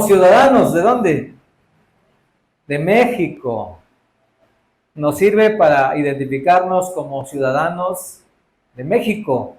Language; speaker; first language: Spanish; native; Spanish